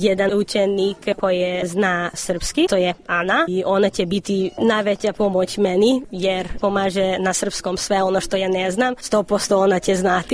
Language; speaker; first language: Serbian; non-native, local second language; Hungarian